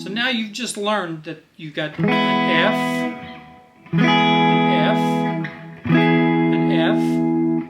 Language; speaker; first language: English; native; English